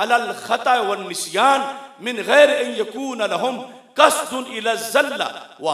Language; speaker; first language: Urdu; non-native, local second language; Punjabi